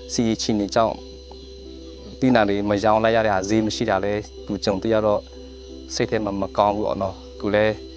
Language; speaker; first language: Burmese; non-native, local second language; Western Kayah